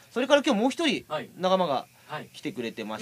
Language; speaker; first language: Japanese; native; Japanese